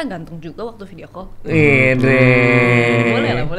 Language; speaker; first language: Indonesian; native; Indonesian